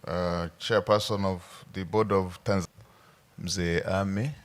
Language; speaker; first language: English; non-native, local second language; Swahili